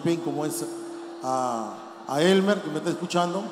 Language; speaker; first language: Spanish; native; Spanish